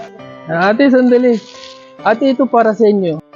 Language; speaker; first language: Filipino; non-native, learner; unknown